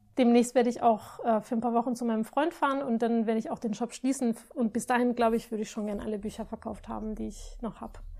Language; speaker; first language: German; non-native, fluent; Spanish